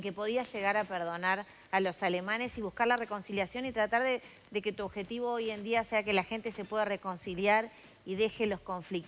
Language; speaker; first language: Spanish; native; Spanish